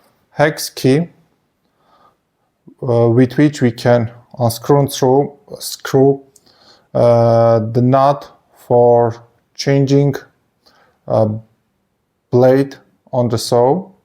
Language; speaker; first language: English; non-native, fluent; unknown